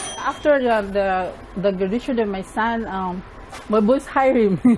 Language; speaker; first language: English; non-native, local second language; Cebuano